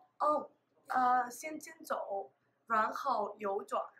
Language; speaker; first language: Chinese; non-native, learner; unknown